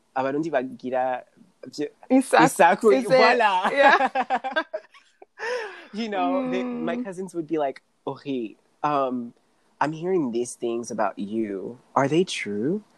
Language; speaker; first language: English; non-native, fluent; Rundi